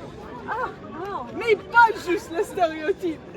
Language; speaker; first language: French; non-native, learner; English